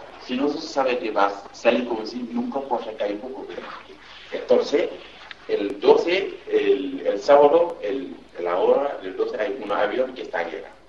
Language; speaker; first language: Spanish; non-native, learner; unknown